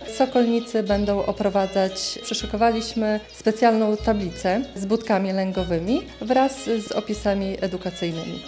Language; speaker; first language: Polish; native; Polish